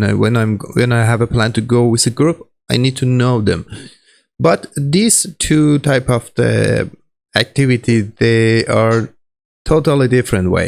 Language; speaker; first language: English; non-native, learner; Persian